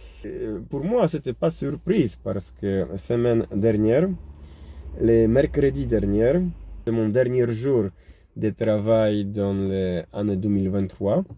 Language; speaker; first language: French; non-native, learner; Polish